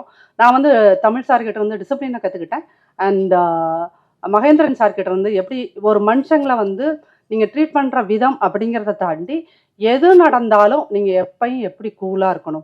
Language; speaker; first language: Tamil; native; Tamil